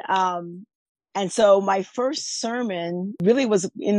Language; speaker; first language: English; native; English